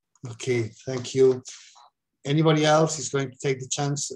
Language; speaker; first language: English; non-native, fluent; Catalan